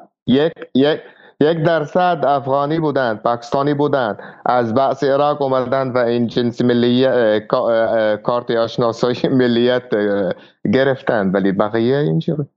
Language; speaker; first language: Persian; non-native, fluent; Arabic